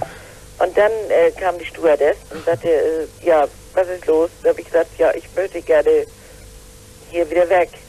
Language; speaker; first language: German; native; German